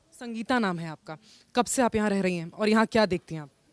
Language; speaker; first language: Hindi; native; Hindi